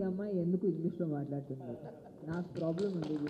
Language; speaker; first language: Telugu; non-native, local second language; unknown